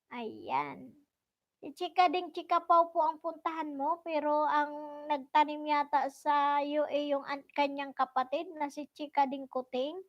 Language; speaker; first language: Filipino; non-native, local second language; Bikol